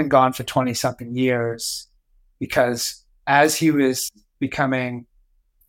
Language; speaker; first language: English; native; English